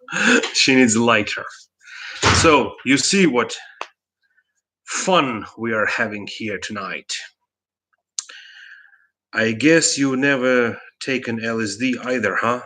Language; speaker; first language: English; non-native, fluent; Russian